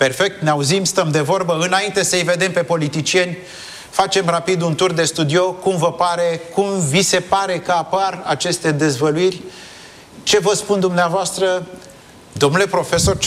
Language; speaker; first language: Romanian; native; Romanian